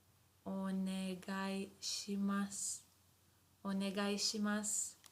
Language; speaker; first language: Japanese; non-native, fluent; English